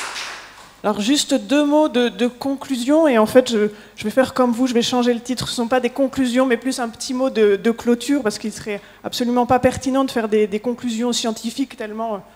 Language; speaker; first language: French; native; French